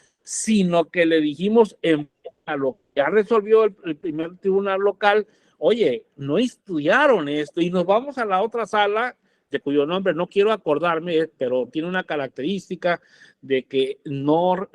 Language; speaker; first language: Spanish; native; Spanish